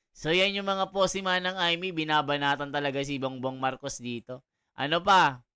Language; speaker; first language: Filipino; native; Filipino